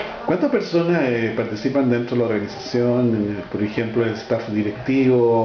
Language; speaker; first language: Spanish; native; Spanish